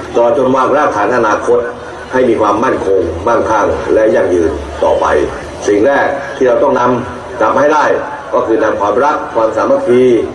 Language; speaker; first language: Thai; native; Thai